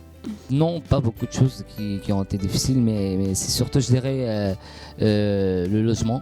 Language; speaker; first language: French; non-native, local second language; Arabic